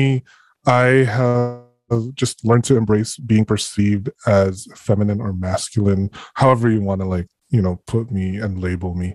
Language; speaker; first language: English; non-native, local second language; Filipino